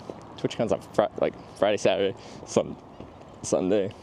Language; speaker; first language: English; native; English